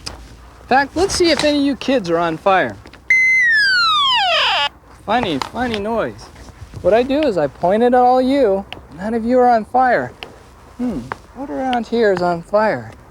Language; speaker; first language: English; native; English